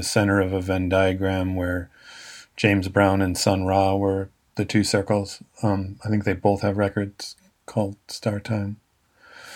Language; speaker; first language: English; native; English